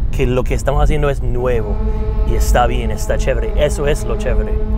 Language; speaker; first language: Spanish; non-native, fluent; English